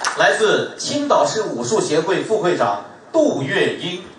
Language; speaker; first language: Chinese; native; Chinese